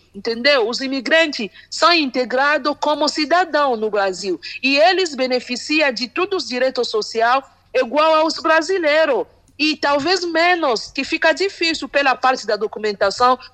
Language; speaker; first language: Portuguese; non-native, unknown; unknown